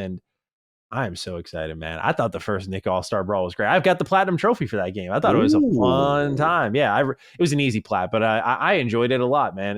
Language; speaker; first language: English; native; English